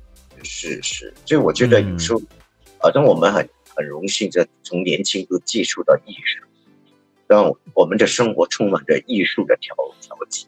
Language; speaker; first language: Chinese; native; Chinese